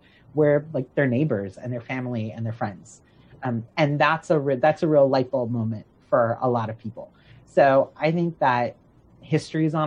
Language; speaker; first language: English; native; English